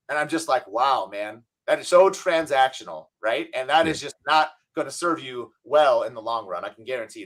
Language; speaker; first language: English; native; English